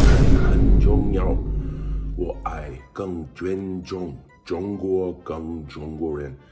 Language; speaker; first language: Chinese; non-native, learner; English